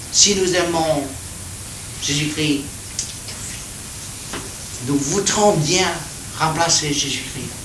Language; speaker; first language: French; non-native, learner; Vietnamese